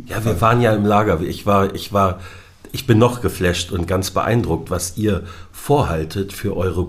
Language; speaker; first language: German; native; German